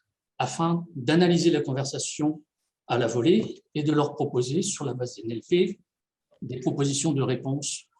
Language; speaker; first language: French; native; French